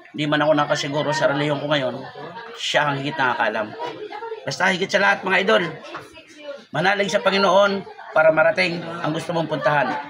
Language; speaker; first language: Filipino; non-native, local second language; Waray